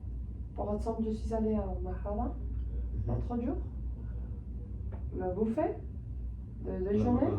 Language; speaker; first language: French; non-native, fluent; Spanish